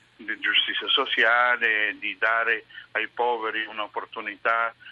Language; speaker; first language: Italian; non-native, learner; Spanish